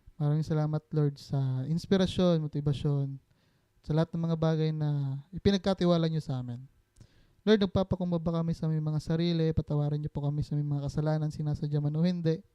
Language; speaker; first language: Filipino; non-native, local second language; Cebuano